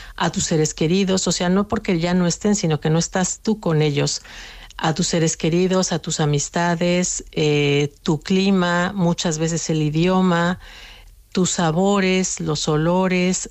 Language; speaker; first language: Spanish; native; Spanish